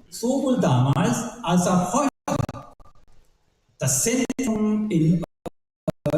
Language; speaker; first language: German; non-native, learner; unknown